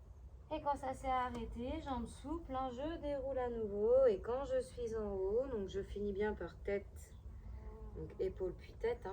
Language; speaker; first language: French; native; French